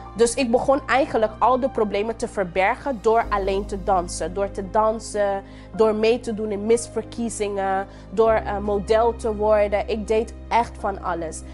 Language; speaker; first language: Dutch; non-native, local second language; English